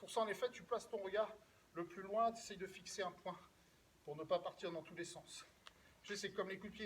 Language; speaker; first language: French; native; French